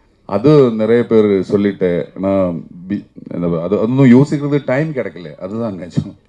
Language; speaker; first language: Tamil; non-native, learner; Malayalam